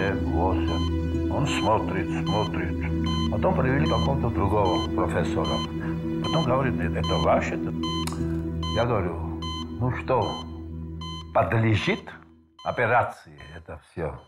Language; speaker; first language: Russian; non-native, fluent; Georgian